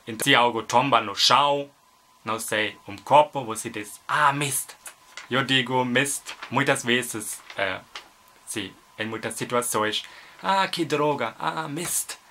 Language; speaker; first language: Portuguese; non-native, learner; German